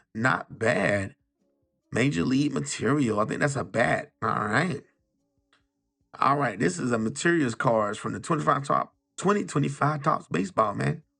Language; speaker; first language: English; native; English